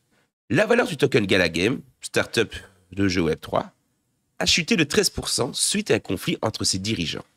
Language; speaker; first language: French; native; French